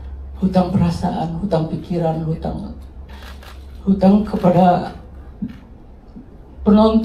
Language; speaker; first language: Indonesian; non-native, local second language; Sundanese